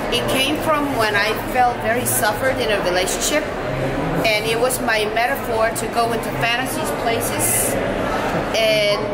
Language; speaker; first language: English; non-native, fluent; Korean